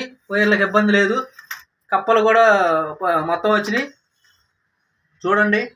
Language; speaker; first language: Telugu; native; Telugu